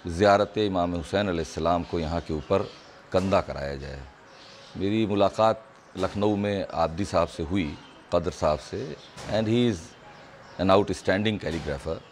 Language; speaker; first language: Urdu; native; Urdu